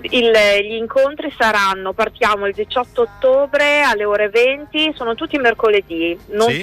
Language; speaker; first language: Italian; native; Italian